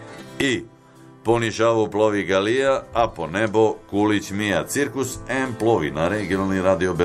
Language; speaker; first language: Serbian; native; Serbian